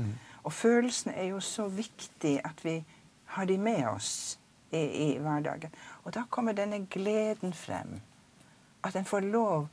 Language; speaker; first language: Norwegian; native; Norwegian